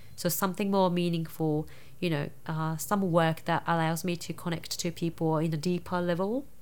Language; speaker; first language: English; non-native, fluent; Japanese